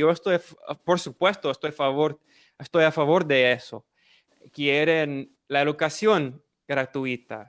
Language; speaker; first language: Spanish; non-native, fluent; English